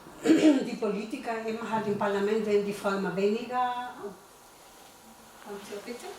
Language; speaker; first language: German; non-native, fluent; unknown